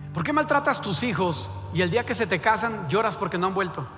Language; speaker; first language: Spanish; native; Spanish